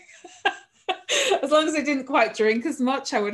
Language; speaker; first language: English; native; English